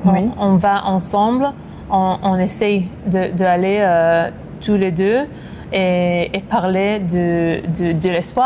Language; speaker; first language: French; non-native, fluent; Hebrew